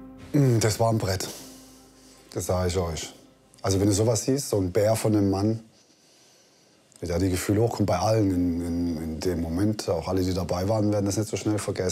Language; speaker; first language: German; native; German